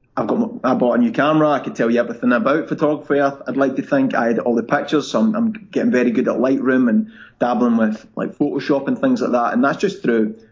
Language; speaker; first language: English; native; English